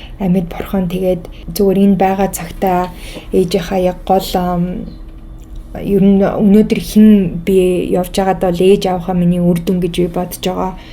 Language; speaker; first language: Mongolian; early bilingual, heritage; Mongolian